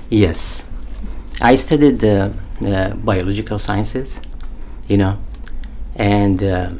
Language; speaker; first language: English; non-native, learner; Arabic